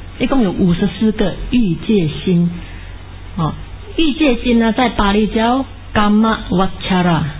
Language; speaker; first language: Chinese; native; Chinese